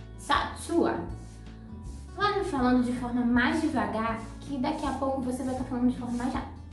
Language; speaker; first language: Portuguese; native; Portuguese